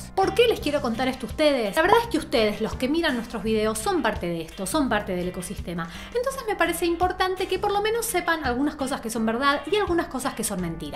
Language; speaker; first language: Spanish; native; Spanish